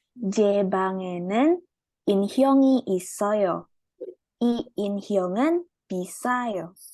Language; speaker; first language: Korean; non-native, learner; Indonesian